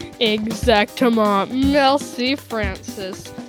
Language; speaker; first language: French; non-native, local second language; English